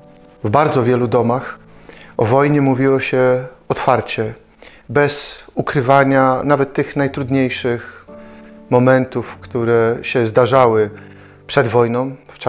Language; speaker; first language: Polish; native; Polish